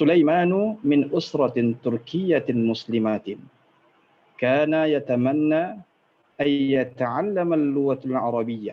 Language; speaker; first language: Arabic; non-native, learner; Indonesian